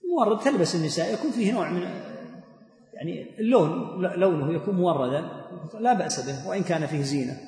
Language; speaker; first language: Arabic; native; Arabic